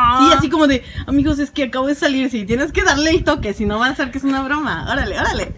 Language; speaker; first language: Spanish; native; Spanish